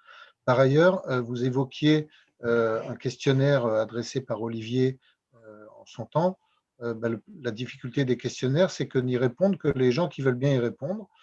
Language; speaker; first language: French; native; French